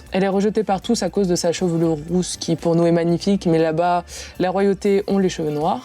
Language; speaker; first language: French; native; French